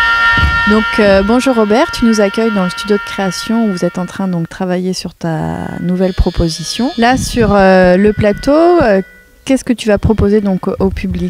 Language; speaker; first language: French; native; French